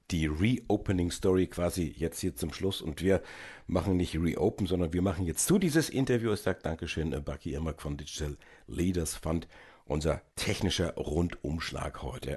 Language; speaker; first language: German; native; German